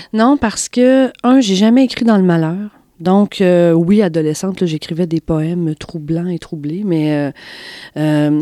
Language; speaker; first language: French; native; French